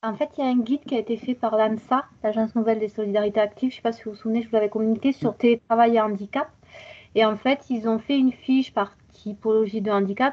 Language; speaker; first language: French; native; French